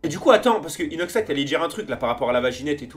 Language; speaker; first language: French; native; French